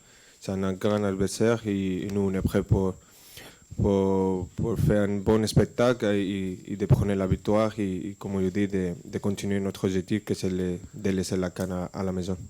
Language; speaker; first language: French; non-native, fluent; Spanish